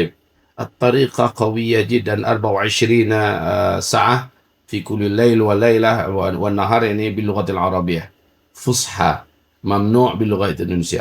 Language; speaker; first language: Arabic; non-native, fluent; Indonesian